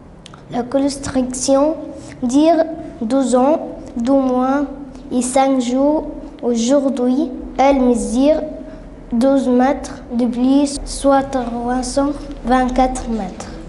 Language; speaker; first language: French; non-native, learner; Arabic